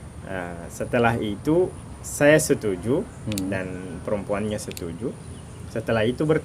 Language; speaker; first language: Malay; non-native, fluent; Arabic